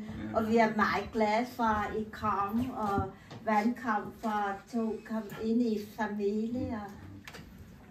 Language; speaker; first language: Danish; non-native, learner; Vietnamese